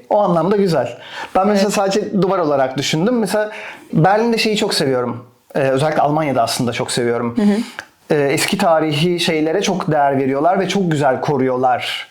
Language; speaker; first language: Turkish; native; Turkish